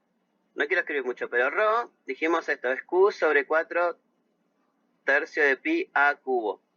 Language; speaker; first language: Spanish; native; Spanish